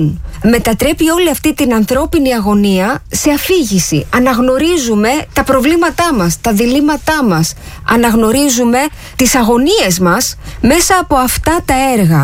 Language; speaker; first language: Greek; native; Greek